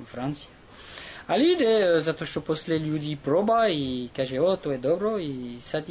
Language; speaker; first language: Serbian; non-native, learner; French